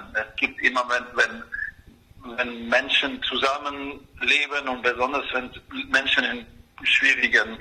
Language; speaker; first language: German; non-native, fluent; Spanish